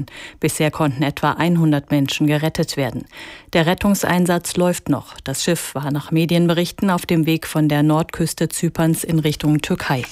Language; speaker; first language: German; native; German